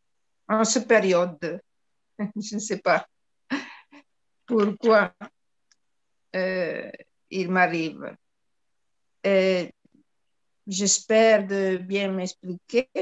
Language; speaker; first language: French; non-native, fluent; Italian